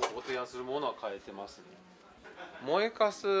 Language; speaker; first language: Japanese; native; Japanese